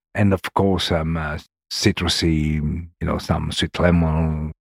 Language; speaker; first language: English; non-native, learner; Greek